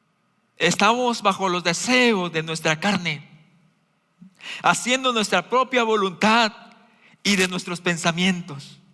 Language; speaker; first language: Spanish; native; Spanish